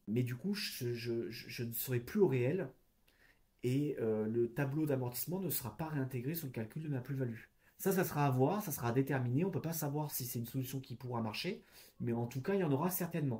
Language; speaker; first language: French; native; French